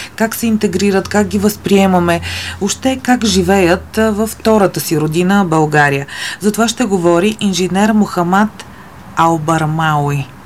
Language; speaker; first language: Bulgarian; native; Bulgarian